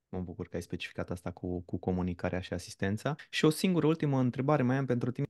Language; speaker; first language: Romanian; non-native, local second language; Hungarian